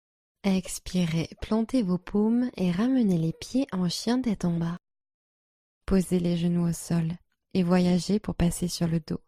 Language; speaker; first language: French; native; French